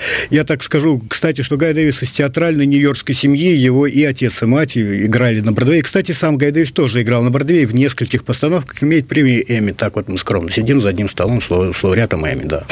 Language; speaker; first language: Russian; native; Russian